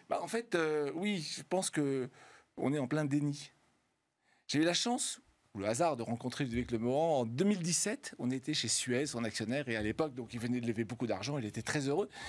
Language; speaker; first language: French; native; French